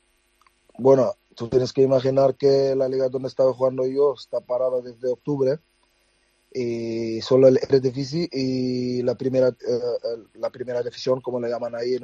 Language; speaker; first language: Spanish; non-native, fluent; Dutch